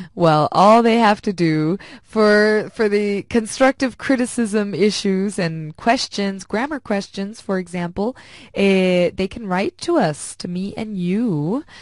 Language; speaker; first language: English; non-native, fluent; Spanish